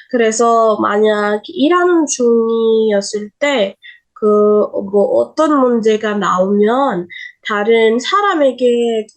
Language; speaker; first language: Korean; non-native, learner; Indonesian